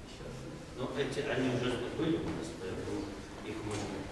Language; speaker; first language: Russian; native; Russian